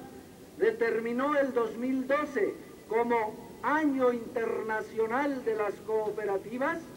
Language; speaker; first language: Spanish; native; Spanish